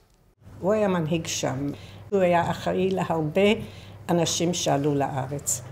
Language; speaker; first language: Hebrew; non-native, fluent; English